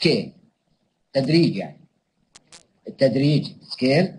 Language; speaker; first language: Arabic; native; Arabic